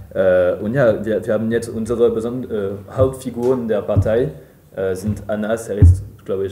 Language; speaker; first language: German; non-native, fluent; French